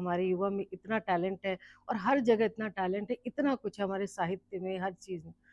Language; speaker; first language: Hindi; native; Hindi